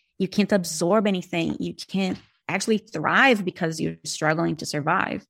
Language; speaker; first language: English; non-native, fluent; Portuguese